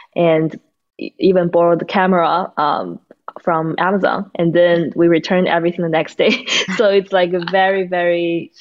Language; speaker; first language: English; non-native, fluent; Chinese